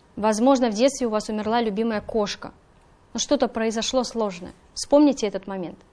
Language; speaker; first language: Russian; native; Russian